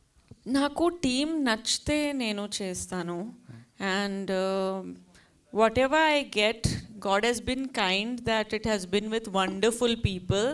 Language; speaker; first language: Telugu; non-native, learner; Hindi